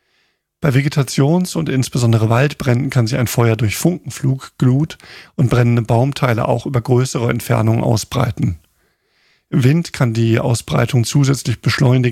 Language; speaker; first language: German; native; German